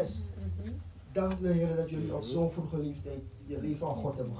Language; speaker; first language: Dutch; non-native, fluent; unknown